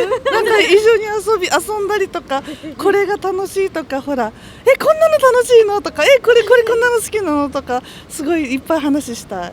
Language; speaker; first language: Japanese; native; Japanese